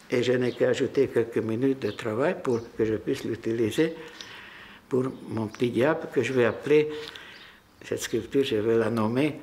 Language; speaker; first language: French; non-native, fluent; Hungarian